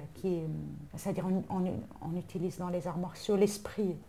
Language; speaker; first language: French; non-native, local second language; Arabic